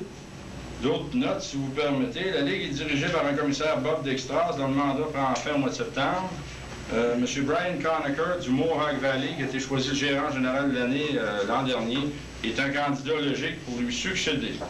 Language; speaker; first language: French; native; French